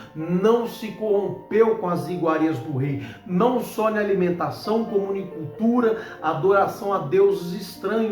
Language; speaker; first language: Portuguese; native; Portuguese